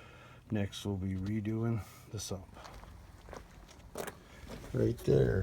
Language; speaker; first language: English; native; English